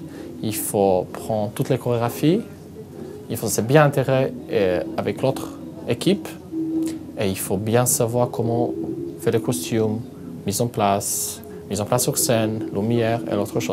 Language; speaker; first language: French; non-native, fluent; Serbian